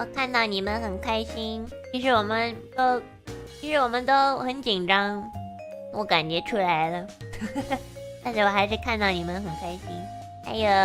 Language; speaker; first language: Chinese; early bilingual, heritage; English